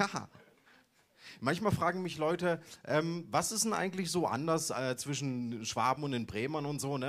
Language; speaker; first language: German; native; German